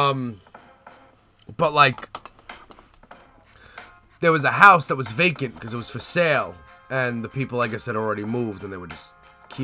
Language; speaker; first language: English; native; English